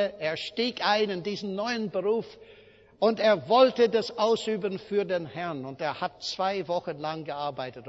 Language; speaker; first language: German; non-native, fluent; English